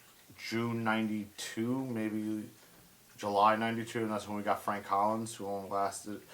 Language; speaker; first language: English; native; English